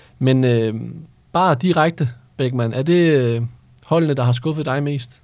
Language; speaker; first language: Danish; native; Danish